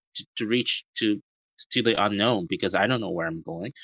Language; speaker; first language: English; native; English